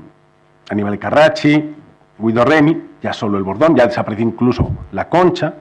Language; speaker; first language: Spanish; native; Spanish